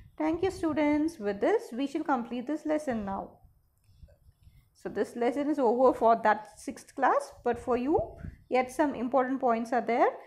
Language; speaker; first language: English; non-native, local second language; Tamil